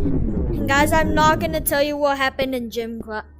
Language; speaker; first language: English; native; English